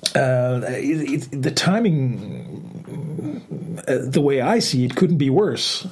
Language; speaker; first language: English; non-native, fluent; Danish